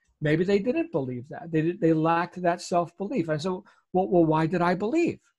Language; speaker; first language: English; native; English